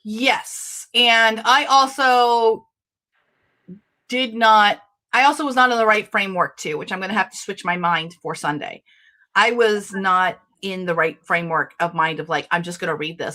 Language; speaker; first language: English; native; English